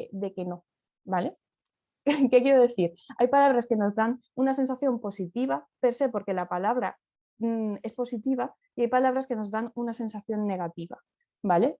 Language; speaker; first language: Spanish; native; Spanish